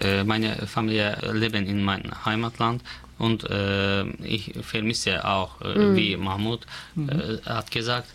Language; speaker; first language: German; non-native, learner; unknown